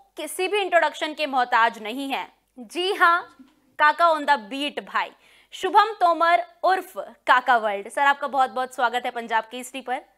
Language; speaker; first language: Hindi; native; Hindi